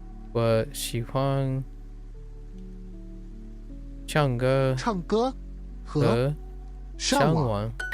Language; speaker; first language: Chinese; non-native, learner; English